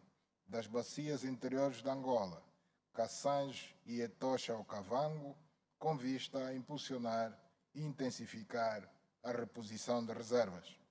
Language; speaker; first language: Portuguese; native; Portuguese